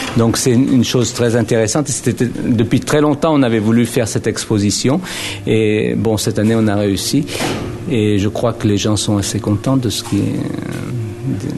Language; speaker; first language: French; native; French